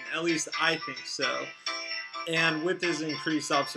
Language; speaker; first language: English; native; English